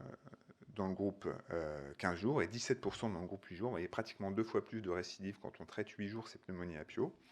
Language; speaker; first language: French; native; French